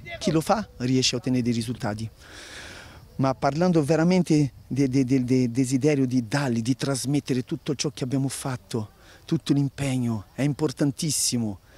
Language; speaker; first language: Italian; non-native, fluent; Portuguese